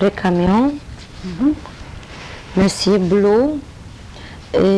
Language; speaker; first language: French; non-native, learner; Polish